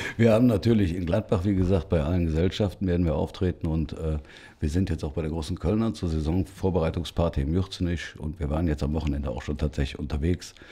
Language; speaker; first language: German; native; German